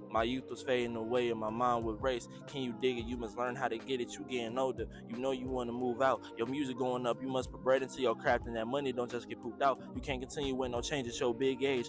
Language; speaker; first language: English; native; English